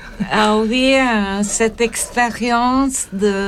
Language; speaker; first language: French; non-native, learner; Filipino